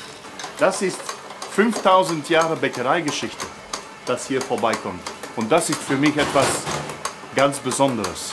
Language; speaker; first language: German; non-native, fluent; Dutch